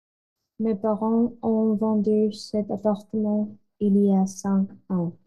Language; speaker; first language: French; non-native, learner; Spanish